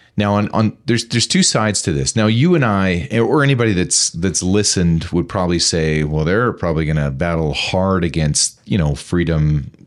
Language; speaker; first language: English; native; English